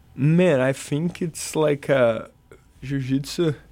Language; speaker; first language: English; non-native, fluent; Portuguese